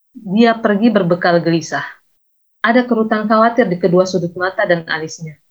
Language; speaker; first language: Indonesian; native; Indonesian